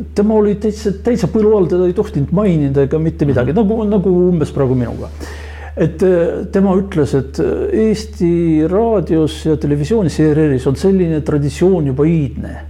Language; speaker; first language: Estonian; non-native, local second language; Russian